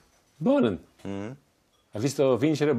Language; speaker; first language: Italian; non-native, fluent; Dutch